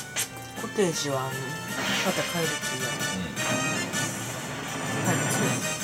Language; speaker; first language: Japanese; native; Japanese